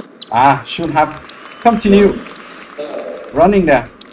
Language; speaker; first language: English; non-native, fluent; French